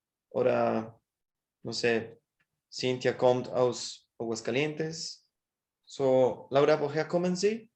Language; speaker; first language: German; non-native, fluent; Spanish